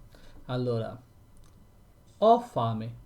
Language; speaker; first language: Italian; non-native, learner; Bangla